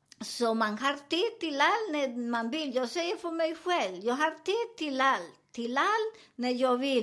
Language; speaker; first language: Swedish; non-native, fluent; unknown